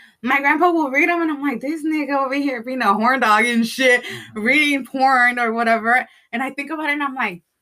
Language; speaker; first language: English; early bilingual, other home language; Spanish